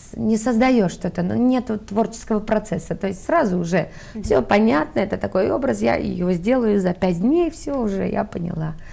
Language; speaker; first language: Russian; non-native, local second language; Armenian